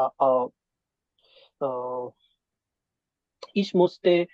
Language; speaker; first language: German; non-native, learner; Bangla